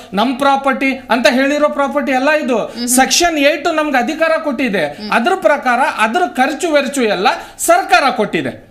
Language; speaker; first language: Kannada; non-native, local second language; Urdu